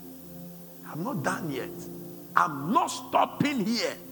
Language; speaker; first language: English; non-native, local second language; Akan